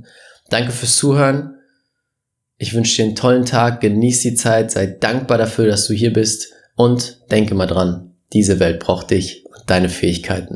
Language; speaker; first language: German; native; German